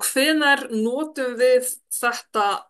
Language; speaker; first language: Icelandic; non-native, fluent; Polish